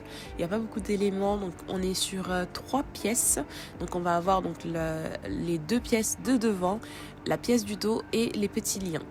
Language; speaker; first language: French; native; French